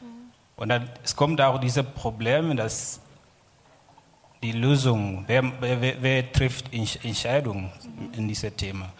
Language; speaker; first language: German; non-native, learner; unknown